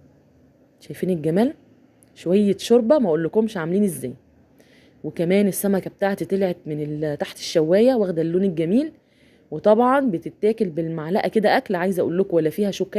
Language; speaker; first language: Arabic; native; Arabic